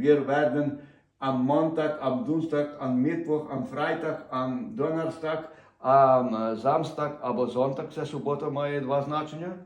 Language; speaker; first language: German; non-native, learner; Ukrainian